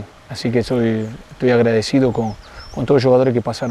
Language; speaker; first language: Portuguese; non-native, fluent; Spanish